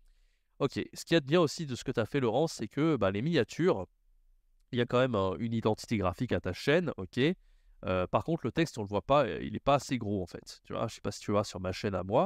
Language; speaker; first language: French; native; French